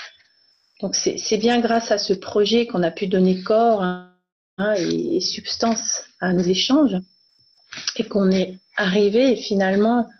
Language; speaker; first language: French; native; French